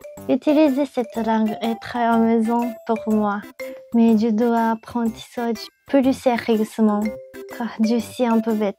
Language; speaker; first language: French; non-native, learner; Japanese